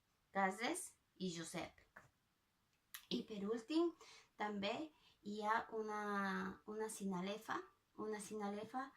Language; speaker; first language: Catalan; non-native, local second language; Spanish